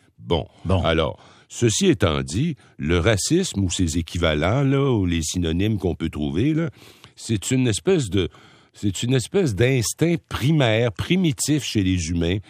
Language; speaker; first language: French; native; French